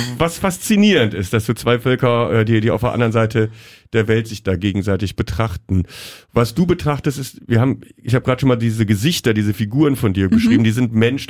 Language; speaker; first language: German; native; German